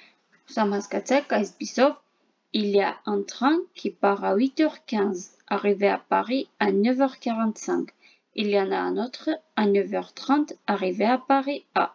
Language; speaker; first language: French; non-native, fluent; Armenian